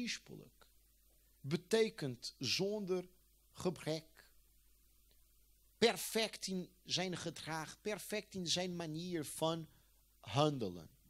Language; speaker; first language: Dutch; non-native, fluent; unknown